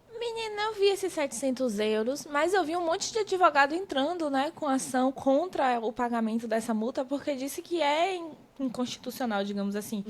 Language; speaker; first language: Portuguese; native; Portuguese